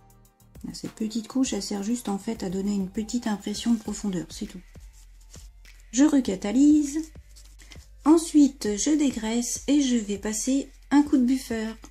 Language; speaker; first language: French; native; French